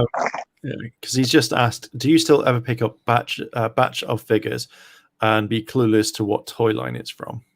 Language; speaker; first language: English; native; English